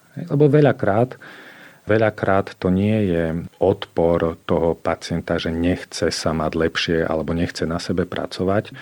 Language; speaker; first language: Slovak; native; Slovak